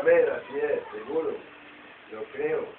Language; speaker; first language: Spanish; native; Spanish